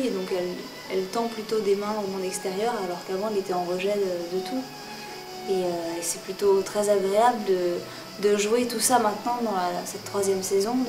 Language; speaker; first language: French; native; French